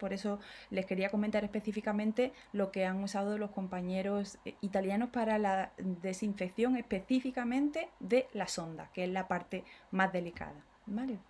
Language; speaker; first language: Spanish; native; Spanish